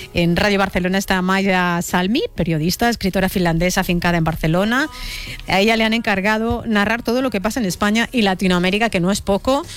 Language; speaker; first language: Spanish; native; Spanish